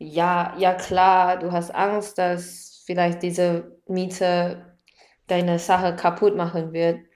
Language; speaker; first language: German; non-native, learner; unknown